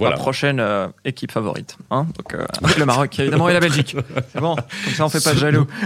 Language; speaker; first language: French; non-native, local second language; Arabic